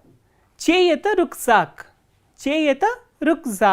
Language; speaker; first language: Russian; non-native, fluent; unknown